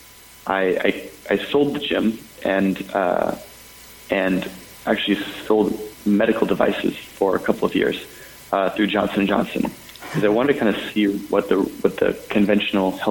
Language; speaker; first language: English; native; English